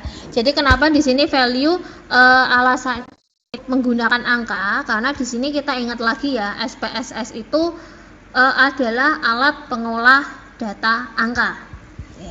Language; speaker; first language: Indonesian; native; Indonesian